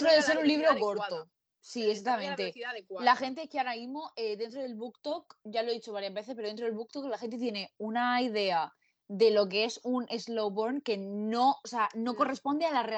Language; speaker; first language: Spanish; native; Spanish